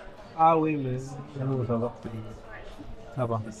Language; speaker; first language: French; non-native, fluent; Spanish